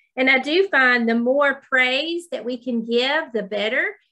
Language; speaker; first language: English; native; English